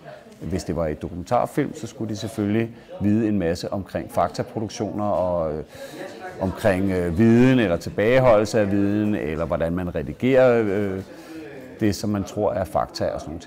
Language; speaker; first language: Danish; native; Danish